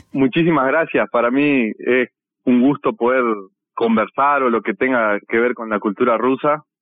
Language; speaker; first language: Spanish; native; Spanish